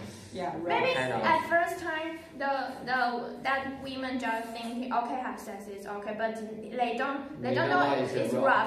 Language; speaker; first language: English; non-native, learner; Chinese